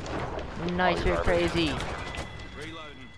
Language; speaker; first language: English; native; English